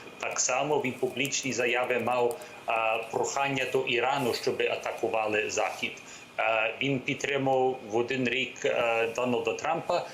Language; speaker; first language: Ukrainian; early bilingual, heritage; English